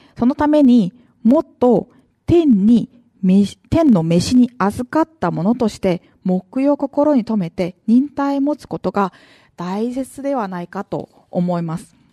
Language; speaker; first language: Japanese; non-native, fluent; Korean